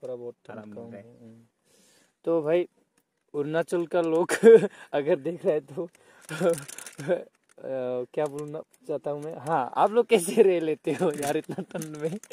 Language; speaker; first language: Hindi; non-native, local second language; Assamese